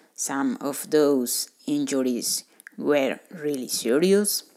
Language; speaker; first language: English; non-native, fluent; Spanish